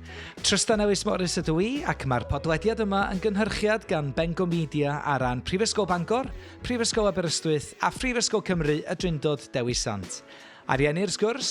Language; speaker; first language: Welsh; native; Welsh